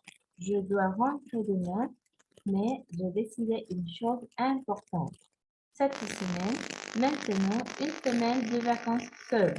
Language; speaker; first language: French; non-native, fluent; Spanish